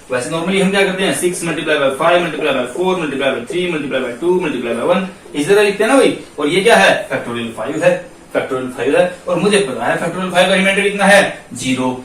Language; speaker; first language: Hindi; native; Hindi